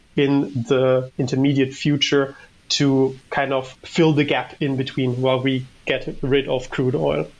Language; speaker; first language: English; non-native, fluent; German